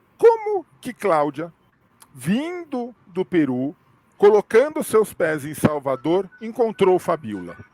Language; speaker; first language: Portuguese; native; Portuguese